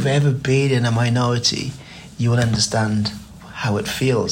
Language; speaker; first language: English; native; English